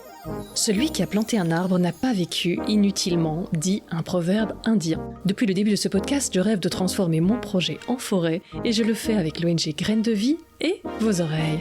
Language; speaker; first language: French; native; French